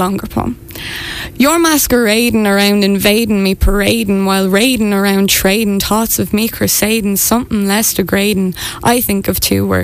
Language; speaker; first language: English; native; English